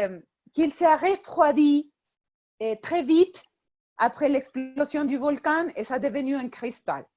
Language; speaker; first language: French; non-native, fluent; Spanish